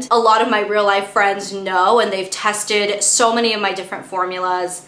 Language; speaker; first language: English; native; English